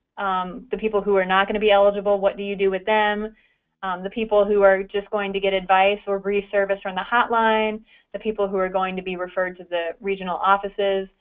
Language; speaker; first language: English; native; English